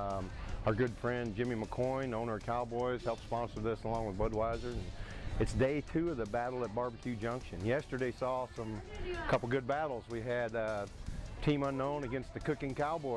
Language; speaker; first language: English; native; English